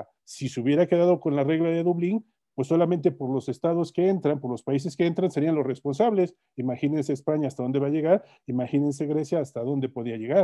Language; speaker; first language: Spanish; native; Spanish